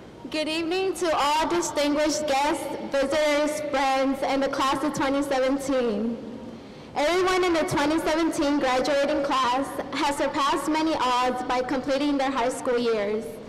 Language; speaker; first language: English; early bilingual, other home language; Spanish